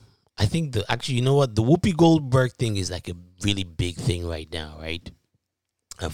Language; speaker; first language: English; non-native, local second language; Yoruba